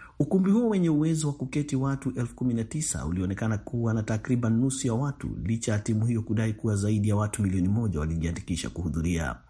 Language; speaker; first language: Swahili; non-native, local second language; Kikuyu